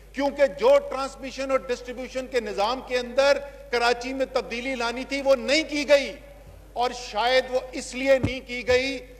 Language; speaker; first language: Urdu; native; Urdu